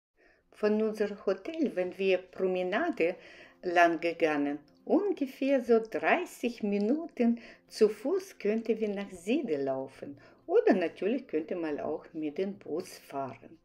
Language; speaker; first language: German; non-native, fluent; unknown